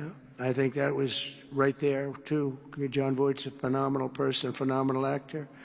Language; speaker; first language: English; native; English